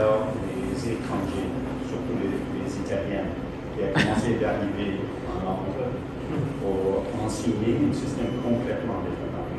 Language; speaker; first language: French; non-native, learner; English